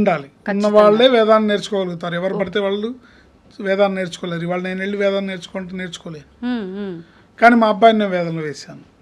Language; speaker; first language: Telugu; native; Telugu